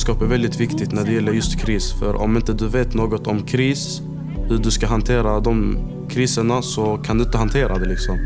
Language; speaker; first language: Swedish; native; Swedish